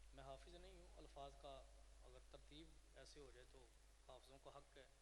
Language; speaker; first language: Urdu; non-native, local second language; Punjabi